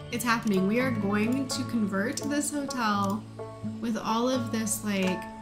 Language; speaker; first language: English; native; English